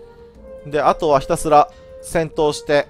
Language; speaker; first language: Japanese; native; Japanese